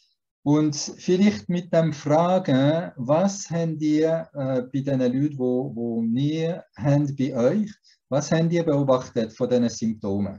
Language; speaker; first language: German; early bilingual, heritage; German